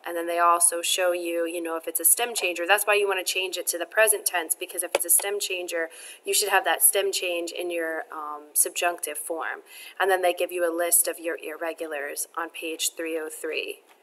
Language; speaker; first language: English; native; English